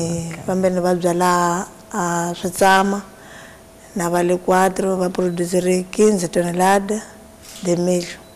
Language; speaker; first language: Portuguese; non-native, local second language; Tsonga